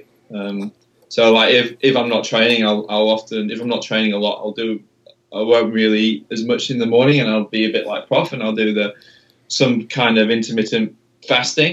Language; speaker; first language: English; native; English